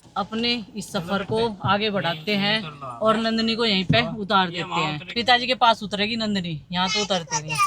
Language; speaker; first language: Hindi; native; Hindi